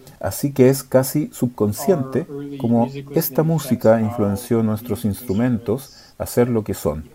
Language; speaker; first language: Spanish; non-native, learner; English